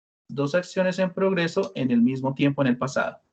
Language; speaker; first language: Spanish; non-native, fluent; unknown